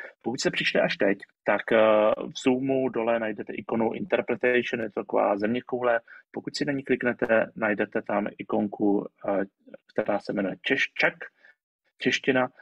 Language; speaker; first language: Czech; native; Czech